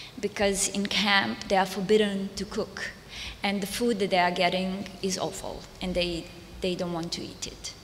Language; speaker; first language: English; non-native, fluent; Serbian